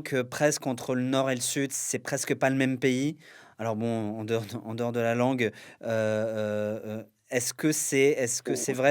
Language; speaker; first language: French; native; French